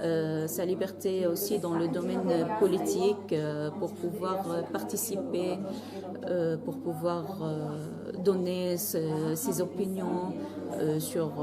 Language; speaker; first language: French; non-native, fluent; Arabic